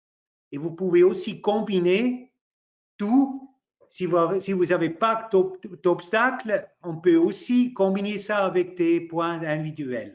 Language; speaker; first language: French; non-native, local second language; German